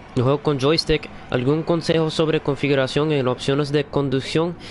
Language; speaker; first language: Spanish; early bilingual, heritage; Spanish